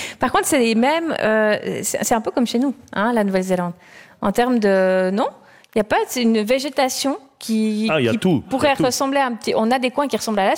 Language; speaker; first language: French; native; French